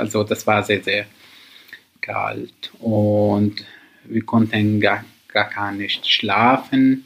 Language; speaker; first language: German; non-native, learner; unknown